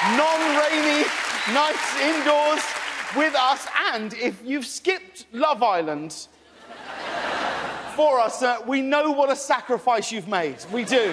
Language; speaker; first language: English; native; English